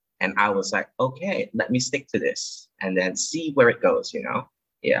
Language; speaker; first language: English; non-native, local second language; Chinese